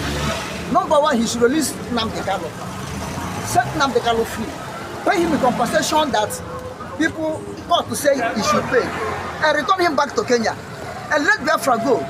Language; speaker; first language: English; non-native, local second language; Igbo